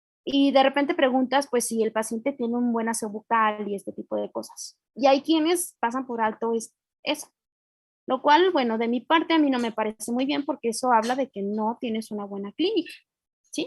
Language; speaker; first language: Spanish; native; Spanish